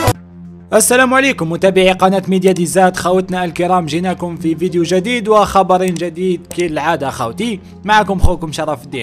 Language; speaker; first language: Arabic; native; Arabic